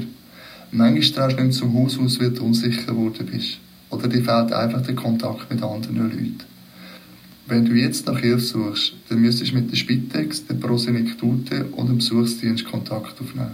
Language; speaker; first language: German; native; German